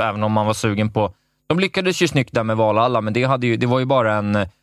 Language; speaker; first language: Swedish; native; Swedish